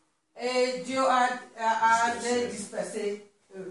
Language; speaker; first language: French; non-native, learner; Swahili